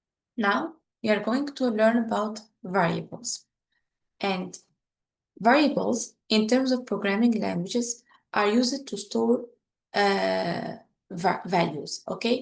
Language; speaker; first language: English; non-native, fluent; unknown